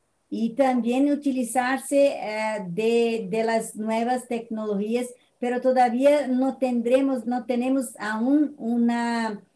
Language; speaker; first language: Spanish; non-native, fluent; Portuguese